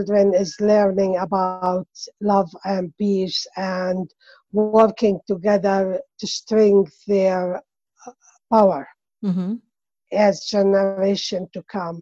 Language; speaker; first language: English; non-native, learner; Arabic